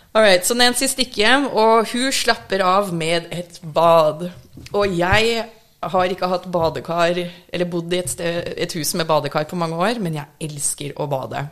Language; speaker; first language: Norwegian; early bilingual, other home language; English